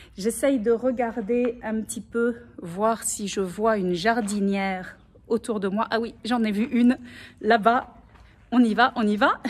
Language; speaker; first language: French; native; French